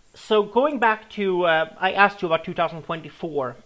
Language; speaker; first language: English; non-native, fluent; Swedish